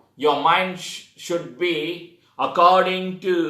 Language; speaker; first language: English; non-native, local second language; Telugu